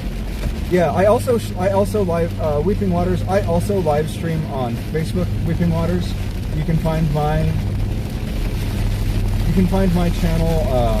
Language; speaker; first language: English; native; English